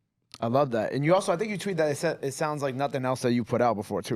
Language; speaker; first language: English; native; English